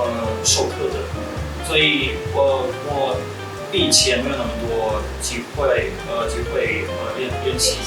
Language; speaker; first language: Chinese; non-native, fluent; Russian